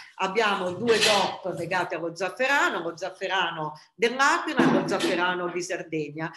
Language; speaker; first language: Italian; native; Italian